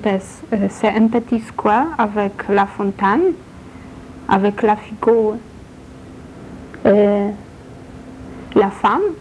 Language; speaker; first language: French; non-native, learner; Polish